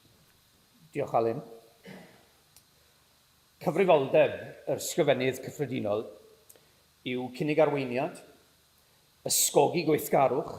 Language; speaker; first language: Welsh; native; Welsh